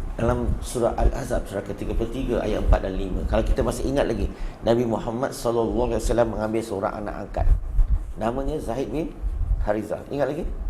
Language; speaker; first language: Malay; non-native, local second language; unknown